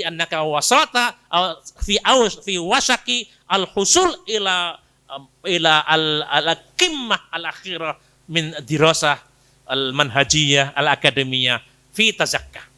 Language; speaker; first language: Arabic; non-native, fluent; Indonesian